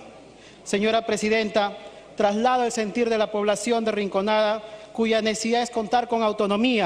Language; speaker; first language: Spanish; native; Spanish